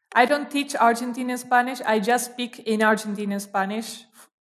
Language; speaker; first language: English; non-native, fluent; Spanish